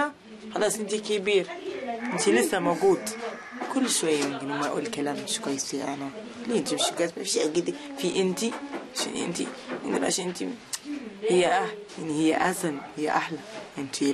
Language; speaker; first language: Arabic; non-native, local second language; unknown